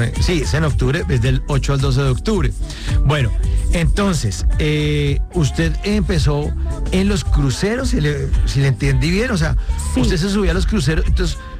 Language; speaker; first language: Spanish; native; Spanish